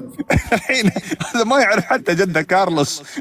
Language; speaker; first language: Arabic; native; Arabic